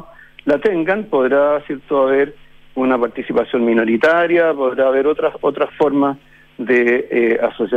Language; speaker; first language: Spanish; native; Spanish